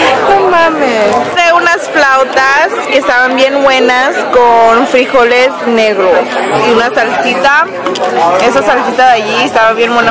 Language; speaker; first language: Spanish; early bilingual, heritage; Spanish